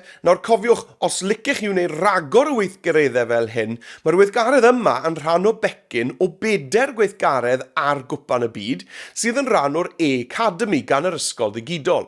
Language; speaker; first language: Welsh; native; Welsh